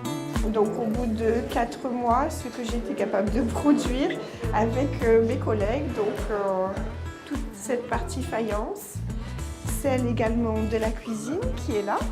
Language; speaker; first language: French; native; French